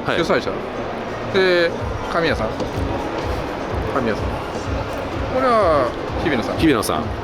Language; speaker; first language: Japanese; native; Japanese